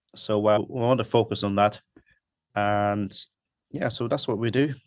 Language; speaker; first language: English; early bilingual, other home language; Cantonese